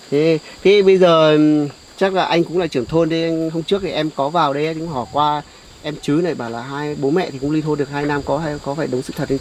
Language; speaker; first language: Vietnamese; native; Vietnamese